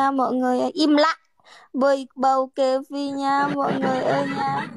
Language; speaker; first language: Vietnamese; non-native, learner; Indonesian